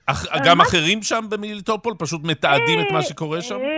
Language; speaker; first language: Hebrew; native; Hebrew